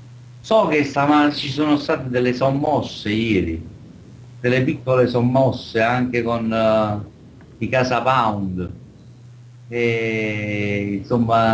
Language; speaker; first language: Italian; native; Italian